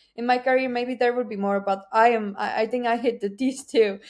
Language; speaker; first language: English; non-native, fluent; Czech